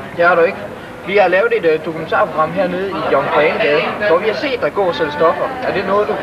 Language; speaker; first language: Danish; native; Danish